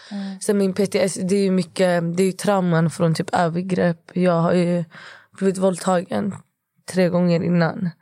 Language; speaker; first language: Swedish; early bilingual, other home language; Kurdish